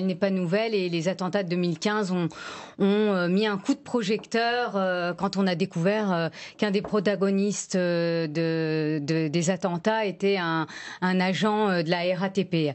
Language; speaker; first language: French; native; French